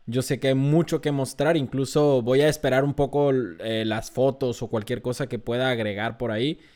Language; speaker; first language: Spanish; native; Spanish